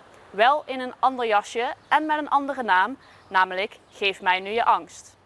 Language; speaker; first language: Dutch; native; Dutch